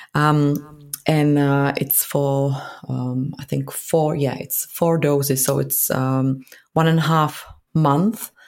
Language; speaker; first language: English; non-native, fluent; Czech